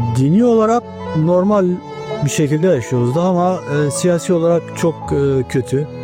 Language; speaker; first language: Turkish; native; Turkish